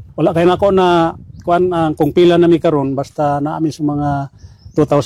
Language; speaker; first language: Cebuano; non-native, local second language; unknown